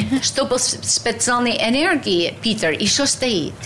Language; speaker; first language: Russian; non-native, fluent; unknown